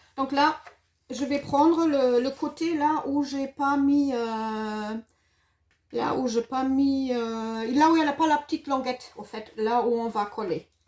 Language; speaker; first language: French; non-native, fluent; German